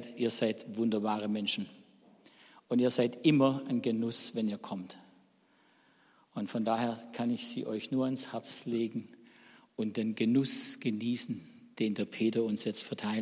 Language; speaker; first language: German; native; German